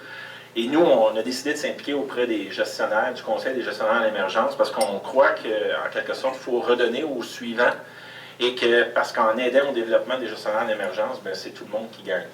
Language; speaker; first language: French; native; French